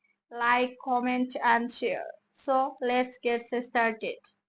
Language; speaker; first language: English; non-native, local second language; Bangla